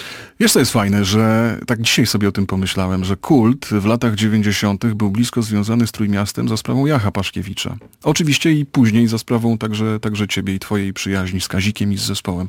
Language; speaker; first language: Polish; native; Polish